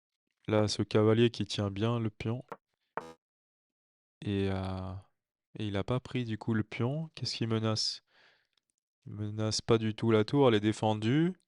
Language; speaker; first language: French; native; French